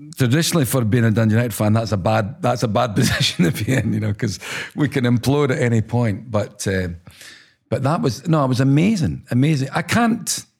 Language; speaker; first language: English; native; English